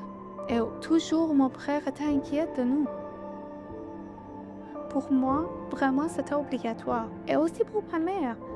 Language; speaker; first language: French; non-native, learner; Persian